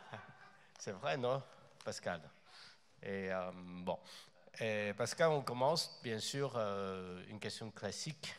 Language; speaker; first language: French; non-native, fluent; Chinese